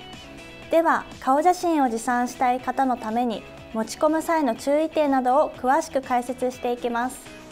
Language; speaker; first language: Japanese; native; Japanese